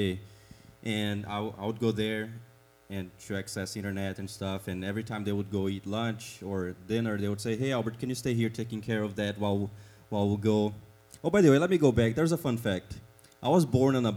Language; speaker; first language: English; non-native, fluent; Portuguese